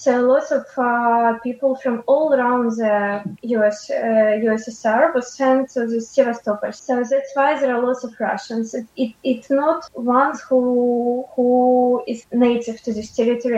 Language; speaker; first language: English; non-native, fluent; Ukrainian